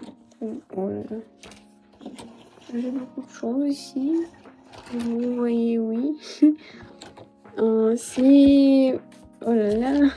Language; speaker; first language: French; non-native, learner; Russian